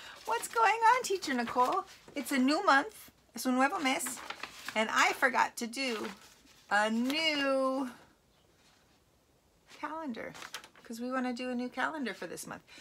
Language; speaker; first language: English; native; English